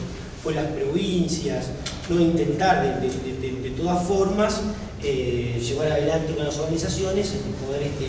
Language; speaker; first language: Spanish; native; Spanish